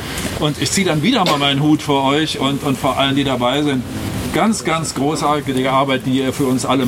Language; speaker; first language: German; native; German